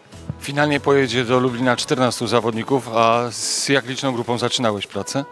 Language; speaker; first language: Polish; native; Polish